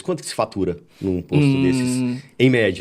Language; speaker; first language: Portuguese; native; Portuguese